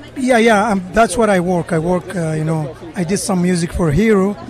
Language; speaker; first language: English; non-native, fluent; Arabic